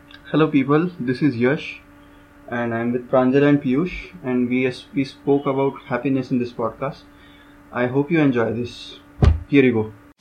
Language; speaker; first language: English; non-native, local second language; Marathi